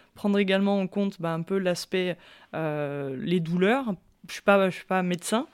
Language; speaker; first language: French; native; French